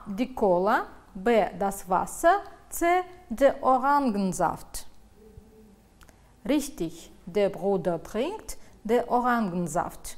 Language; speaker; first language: German; non-native, fluent; Uzbek